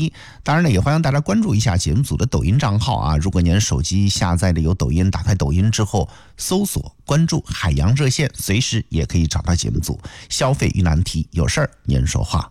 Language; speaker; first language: Chinese; native; Chinese